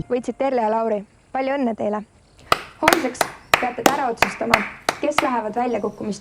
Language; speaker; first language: Estonian; native; Estonian